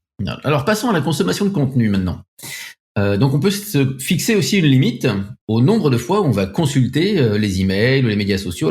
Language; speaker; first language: French; native; French